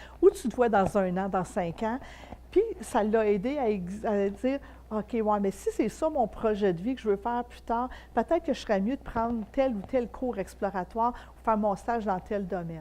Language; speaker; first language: French; native; French